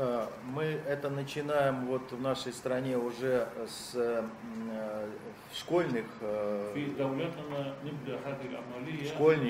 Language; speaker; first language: Russian; native; Russian